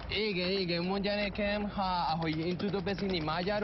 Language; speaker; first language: Hungarian; non-native, learner; Spanish